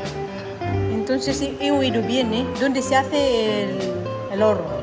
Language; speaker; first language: Spanish; non-native, fluent; Filipino